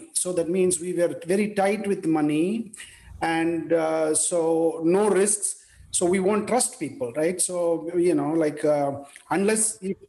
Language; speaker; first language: English; non-native, local second language; Tamil